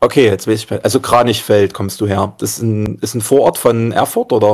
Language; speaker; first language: German; native; German